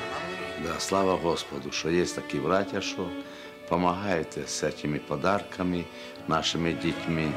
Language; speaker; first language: Russian; non-native, local second language; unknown